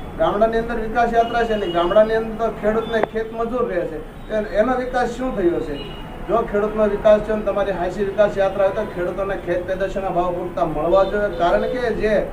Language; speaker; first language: Gujarati; native; Gujarati